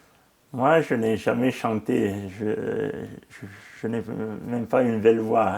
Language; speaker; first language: French; non-native, local second language; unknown